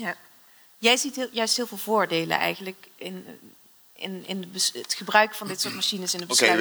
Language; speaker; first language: Dutch; native; Dutch